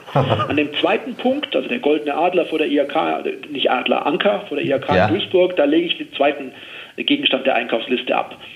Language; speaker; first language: German; native; German